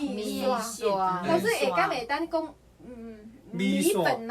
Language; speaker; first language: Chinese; non-native, fluent; Vietnamese